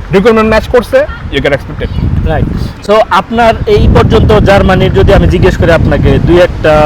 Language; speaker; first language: Bangla; native; Bangla